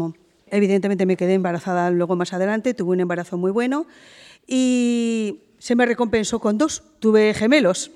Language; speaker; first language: Spanish; native; Spanish